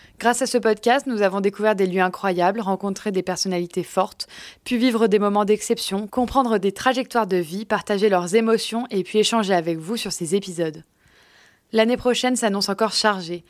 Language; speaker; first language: French; native; French